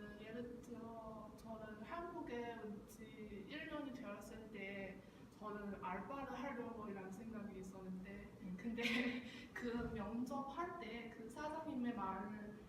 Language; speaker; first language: Korean; non-native, learner; Chinese